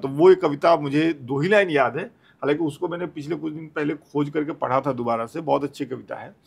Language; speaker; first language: Hindi; non-native, local second language; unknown